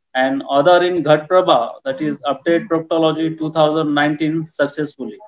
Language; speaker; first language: English; non-native, local second language; Marathi